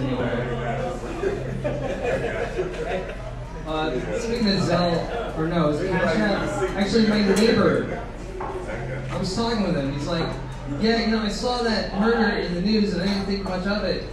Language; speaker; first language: English; native; English